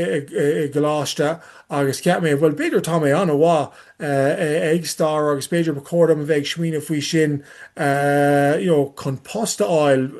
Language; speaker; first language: Irish; non-native, learner; English